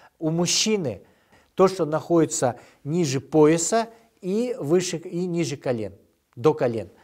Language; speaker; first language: Russian; non-native, local second language; Kyrgyz